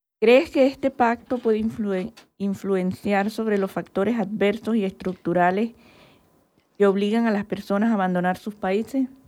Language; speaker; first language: Spanish; native; Spanish